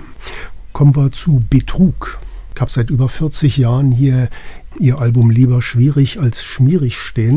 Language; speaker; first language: German; native; German